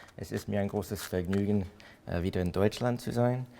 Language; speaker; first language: German; non-native, fluent; English